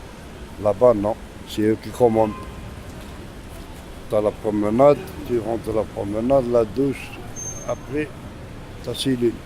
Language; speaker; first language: French; non-native, local second language; Arabic